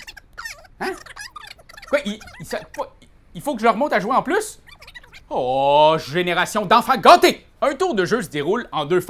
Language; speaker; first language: French; native; French